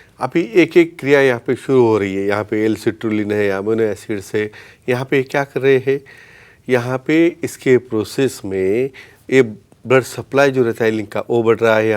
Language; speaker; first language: Hindi; non-native, local second language; Marathi